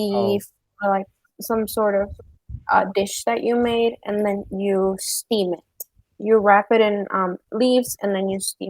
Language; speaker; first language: English; non-native, fluent; Spanish